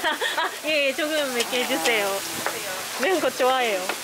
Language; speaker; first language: Korean; non-native, learner; Japanese